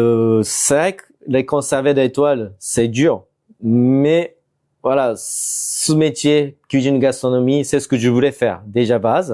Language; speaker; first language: French; non-native, fluent; Japanese